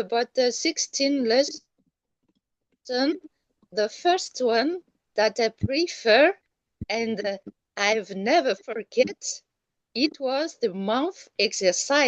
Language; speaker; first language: English; non-native, learner; Malagasy